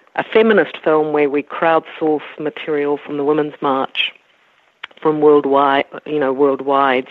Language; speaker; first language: English; native; English